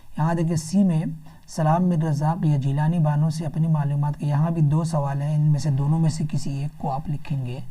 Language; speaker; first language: Urdu; native; Urdu